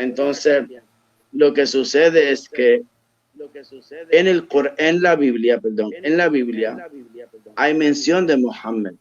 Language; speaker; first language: Spanish; early bilingual, heritage; Spanish